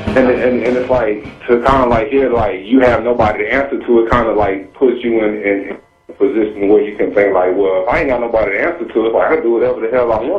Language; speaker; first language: English; native; English